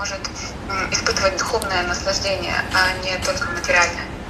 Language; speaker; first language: Russian; native; Russian